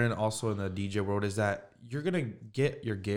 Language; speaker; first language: English; native; English